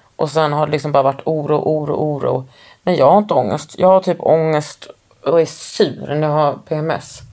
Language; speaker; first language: Swedish; native; Swedish